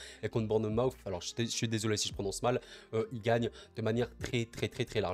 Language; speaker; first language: French; native; French